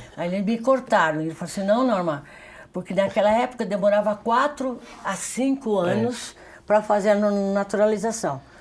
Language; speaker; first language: Portuguese; early bilingual, other home language; Spanish